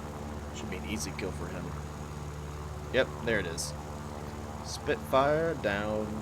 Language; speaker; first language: English; native; English